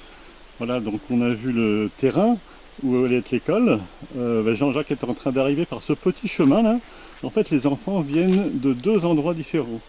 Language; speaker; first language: French; native; French